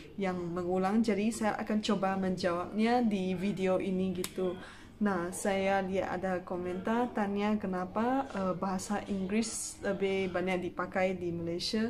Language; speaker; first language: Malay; non-native, local second language; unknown